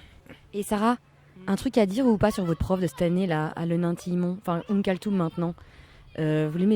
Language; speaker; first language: French; native; French